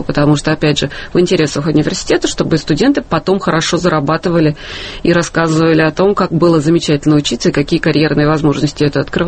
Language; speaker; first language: Russian; native; Russian